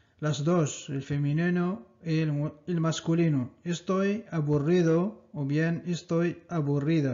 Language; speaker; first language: Spanish; non-native, fluent; Arabic